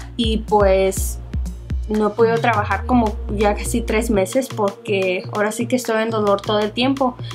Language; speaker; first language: Spanish; early bilingual, heritage; Spanish